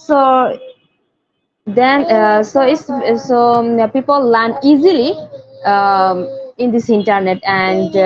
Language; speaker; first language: English; non-native, learner; Bangla